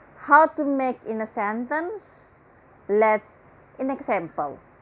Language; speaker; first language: English; non-native, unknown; Indonesian